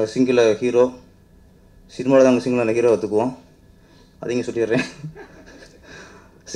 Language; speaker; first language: Tamil; native; Tamil